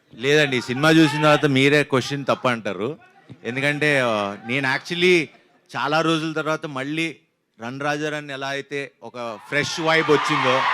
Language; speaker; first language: Telugu; native; Telugu